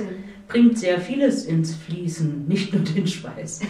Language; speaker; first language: German; native; German